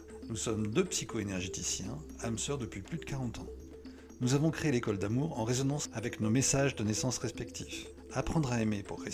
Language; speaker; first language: French; native; French